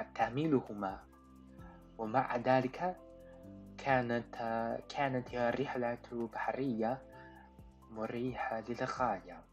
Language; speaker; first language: Arabic; non-native, fluent; Chinese